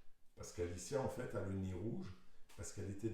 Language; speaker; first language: French; native; French